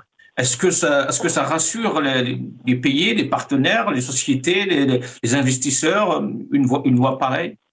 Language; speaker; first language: French; non-native, local second language; Arabic